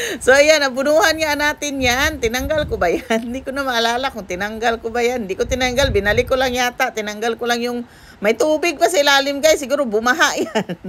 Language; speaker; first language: Filipino; non-native, local second language; Cebuano